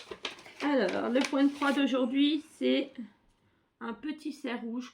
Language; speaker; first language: French; native; French